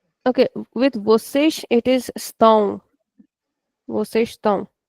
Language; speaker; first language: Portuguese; non-native, fluent; Hindi